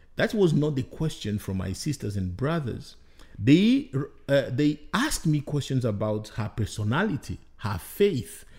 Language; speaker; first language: English; non-native, fluent; Bembe